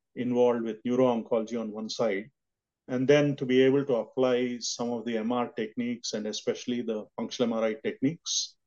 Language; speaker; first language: English; non-native, local second language; Telugu